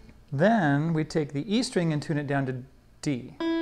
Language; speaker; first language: English; native; English